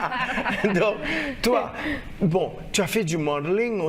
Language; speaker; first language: French; non-native, local second language; Haitian Creole